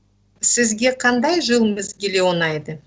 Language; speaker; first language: Kazakh; non-native, learner; Russian